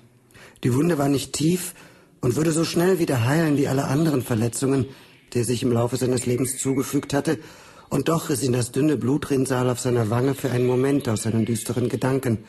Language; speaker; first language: German; native; German